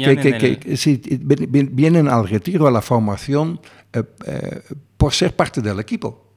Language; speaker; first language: Spanish; non-native, fluent; Dutch